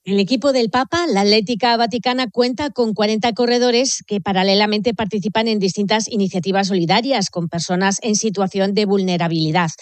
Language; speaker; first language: Spanish; native; Spanish